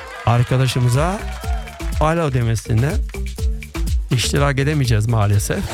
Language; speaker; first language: Turkish; native; Turkish